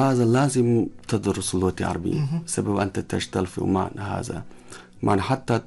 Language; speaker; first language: Arabic; non-native, learner; Chinese